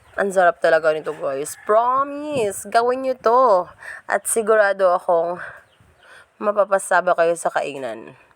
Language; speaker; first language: Filipino; non-native, local second language; Cebuano